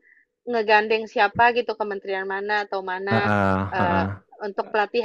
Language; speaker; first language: Indonesian; native; Indonesian